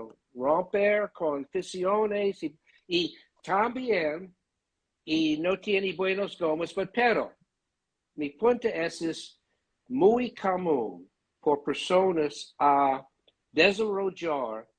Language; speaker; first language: Spanish; non-native, learner; English